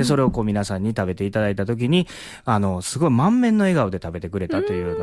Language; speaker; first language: Japanese; native; Japanese